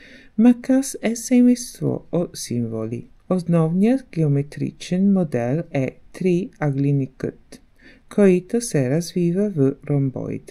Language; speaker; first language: Bulgarian; non-native, learner; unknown